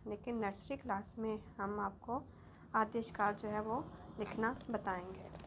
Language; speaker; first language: Urdu; native; Urdu